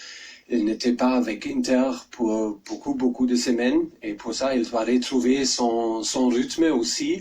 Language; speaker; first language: French; non-native, learner; German